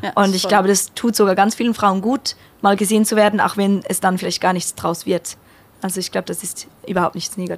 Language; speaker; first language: German; native; German